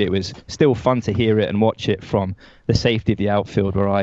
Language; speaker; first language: English; native; English